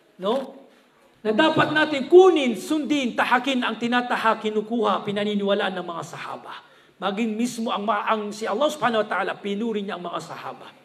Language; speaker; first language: Filipino; non-native, local second language; Maranao